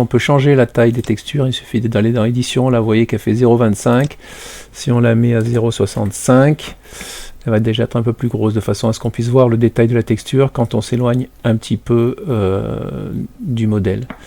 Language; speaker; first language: French; native; French